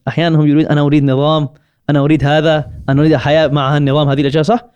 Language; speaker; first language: Arabic; non-native, fluent; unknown